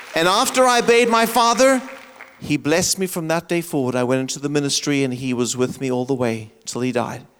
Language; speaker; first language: English; native; English